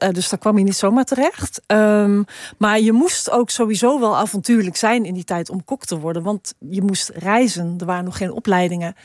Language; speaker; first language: Dutch; native; Dutch